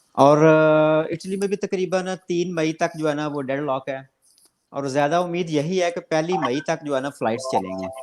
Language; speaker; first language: Urdu; non-native, local second language; Punjabi